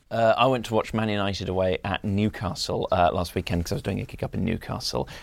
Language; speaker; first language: English; native; English